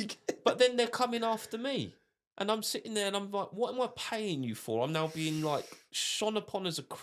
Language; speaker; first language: English; native; English